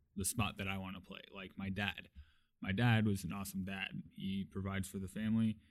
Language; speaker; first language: English; native; English